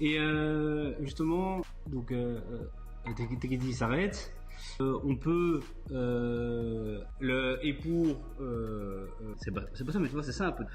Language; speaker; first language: French; native; French